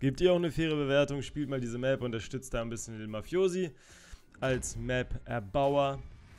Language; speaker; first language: German; native; German